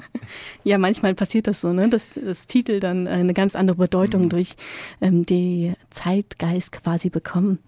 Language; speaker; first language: German; native; German